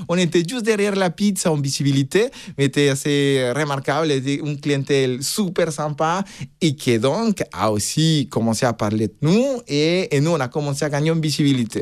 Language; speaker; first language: French; non-native, fluent; Spanish